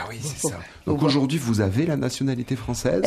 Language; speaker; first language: French; native; French